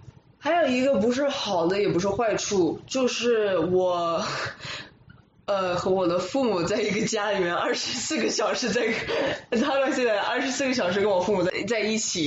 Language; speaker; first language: Chinese; early bilingual, other home language; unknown